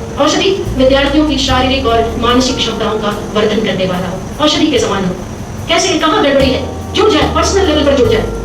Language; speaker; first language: Hindi; native; Hindi